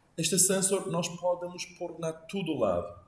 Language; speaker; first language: Portuguese; non-native, learner; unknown